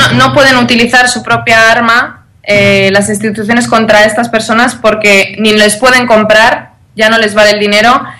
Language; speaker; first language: Spanish; native; Spanish